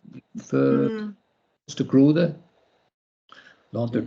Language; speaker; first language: French; non-native, learner; English